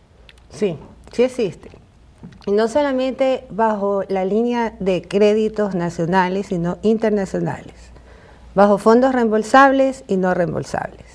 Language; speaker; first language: Spanish; native; Spanish